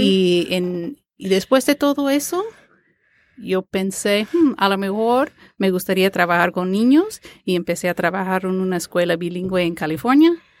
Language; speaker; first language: Spanish; non-native, fluent; English